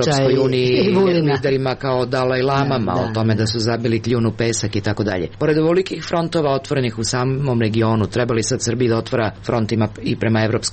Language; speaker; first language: Serbian; native; Serbian